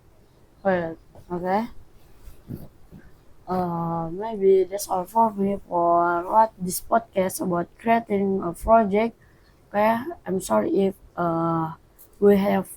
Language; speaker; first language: English; non-native, learner; Indonesian